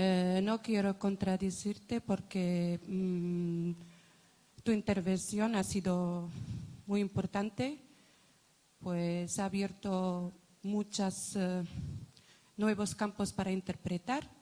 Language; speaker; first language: Spanish; non-native, fluent; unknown